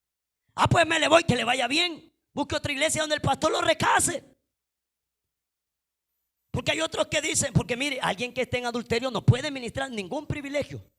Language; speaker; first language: Spanish; native; Spanish